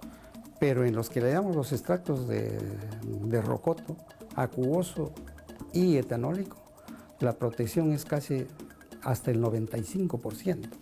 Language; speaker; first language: Spanish; native; Spanish